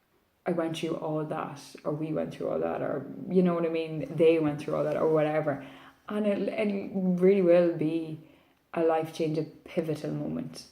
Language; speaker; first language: English; native; English